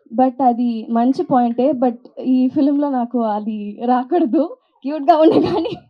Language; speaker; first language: Telugu; non-native, learner; Tamil